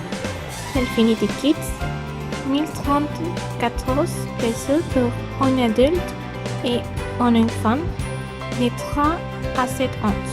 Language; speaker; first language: French; non-native, learner; Spanish